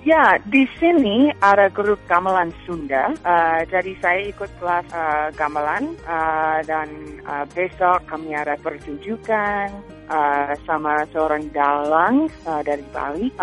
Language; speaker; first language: Indonesian; non-native, fluent; English